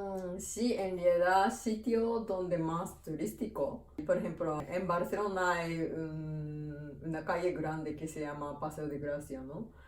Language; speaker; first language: Spanish; non-native, fluent; Japanese